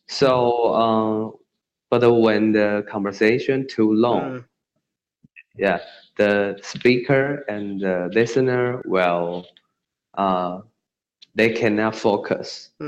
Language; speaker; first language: English; non-native, learner; Chinese